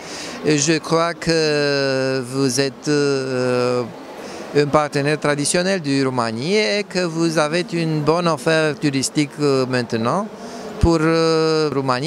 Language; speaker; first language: French; non-native, fluent; Romanian